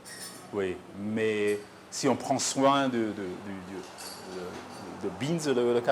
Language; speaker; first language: French; non-native, local second language; Kinyarwanda